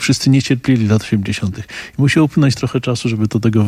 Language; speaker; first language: Polish; native; Polish